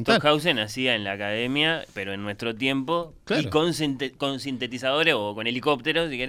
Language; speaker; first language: Spanish; native; Spanish